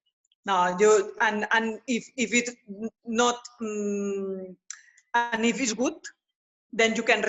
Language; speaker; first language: English; non-native, learner; Spanish